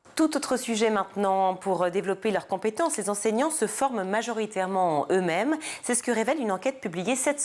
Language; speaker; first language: French; native; French